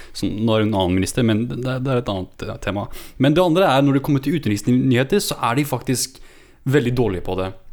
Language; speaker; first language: Norwegian; native; Norwegian